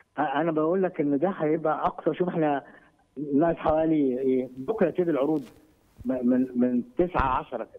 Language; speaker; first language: Egyptian Arabic; native; Egyptian Arabic